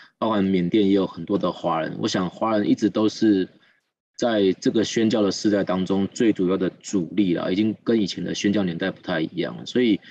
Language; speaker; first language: Chinese; native; Chinese